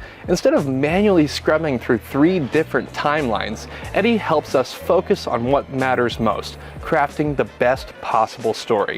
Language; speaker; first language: English; native; English